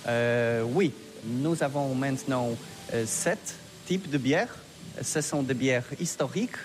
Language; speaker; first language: French; non-native, learner; Polish